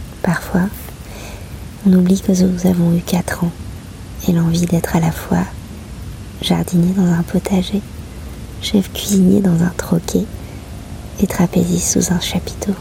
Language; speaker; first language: French; native; French